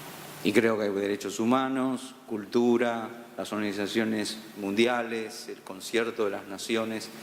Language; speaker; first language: Spanish; native; Spanish